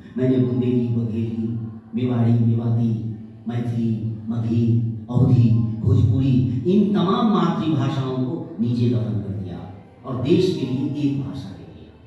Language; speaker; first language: Hindi; native; Hindi